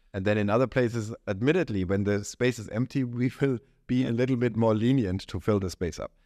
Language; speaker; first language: English; non-native, fluent; German